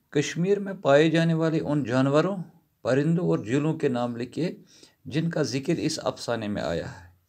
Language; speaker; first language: Urdu; non-native, local second language; Kashmiri